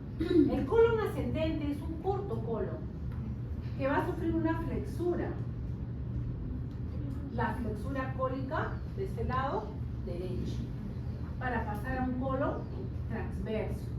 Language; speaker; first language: Spanish; native; Spanish